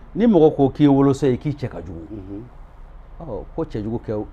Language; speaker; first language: French; non-native, local second language; Bambara